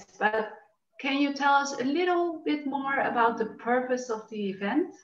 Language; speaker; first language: English; non-native, fluent; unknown